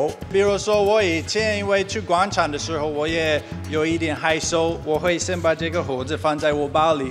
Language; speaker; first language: Chinese; non-native, fluent; English